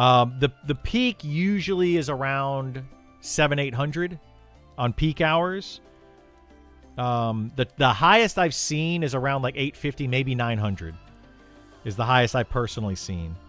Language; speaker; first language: English; native; English